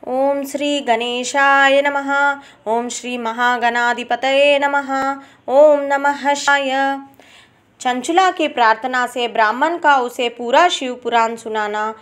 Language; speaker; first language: Hindi; non-native, local second language; Telugu